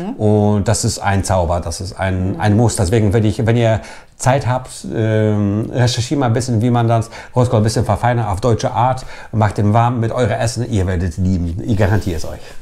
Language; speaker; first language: German; non-native, fluent; Polish